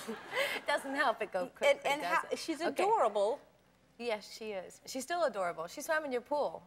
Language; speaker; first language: English; native; English